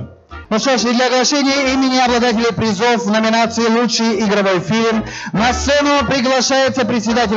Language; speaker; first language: Russian; native; Russian